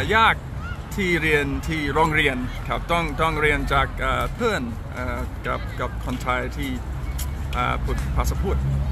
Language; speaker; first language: Thai; non-native, learner; English